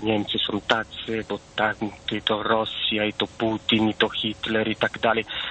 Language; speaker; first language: Polish; non-native, fluent; Italian